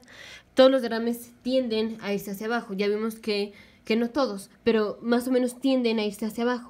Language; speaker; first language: Spanish; native; Spanish